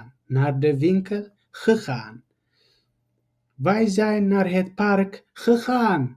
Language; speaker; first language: Dutch; non-native, learner; Tigrinya